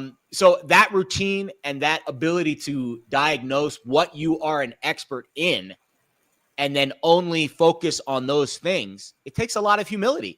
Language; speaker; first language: English; native; English